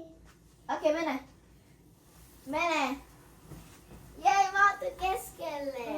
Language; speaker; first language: Finnish; early bilingual, other home language; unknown